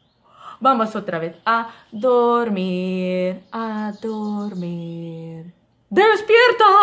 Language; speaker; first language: Spanish; non-native, fluent; English